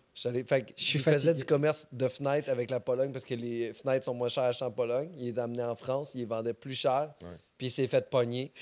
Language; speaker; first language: French; native; French